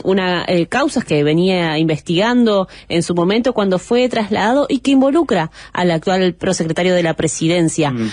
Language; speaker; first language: Spanish; native; Spanish